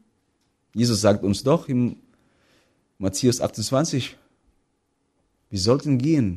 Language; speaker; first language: German; non-native, fluent; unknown